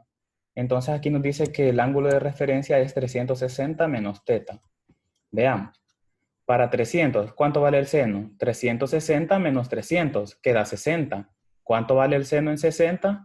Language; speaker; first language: Spanish; native; Spanish